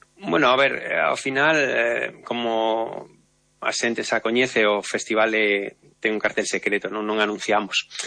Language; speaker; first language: Galician; non-native, local second language; Spanish